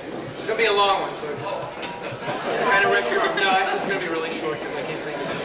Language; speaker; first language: English; native; English